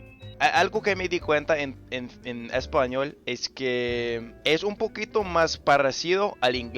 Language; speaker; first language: Spanish; non-native, fluent; English